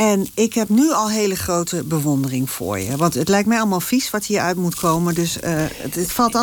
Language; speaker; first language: Dutch; native; Dutch